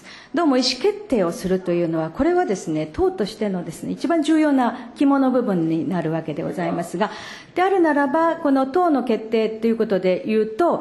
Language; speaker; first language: Japanese; native; Japanese